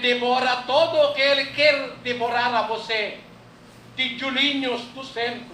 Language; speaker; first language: Portuguese; non-native, learner; Filipino